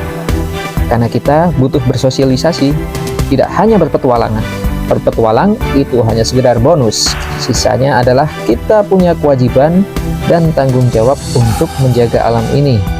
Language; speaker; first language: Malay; non-native, local second language; Javanese